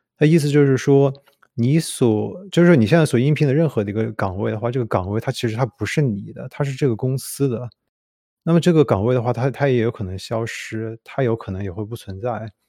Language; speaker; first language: Chinese; native; Chinese